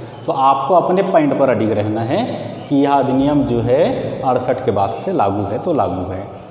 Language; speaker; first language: Hindi; native; Hindi